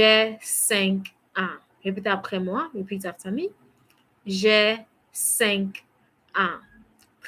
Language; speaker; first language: French; non-native, fluent; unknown